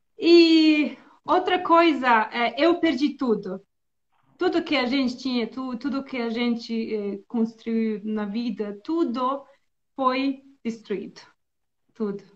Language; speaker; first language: Portuguese; non-native, learner; Bosnian